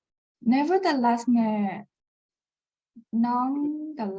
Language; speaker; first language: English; non-native, learner; Burmese